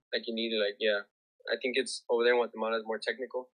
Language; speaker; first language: English; early bilingual, other home language; Spanish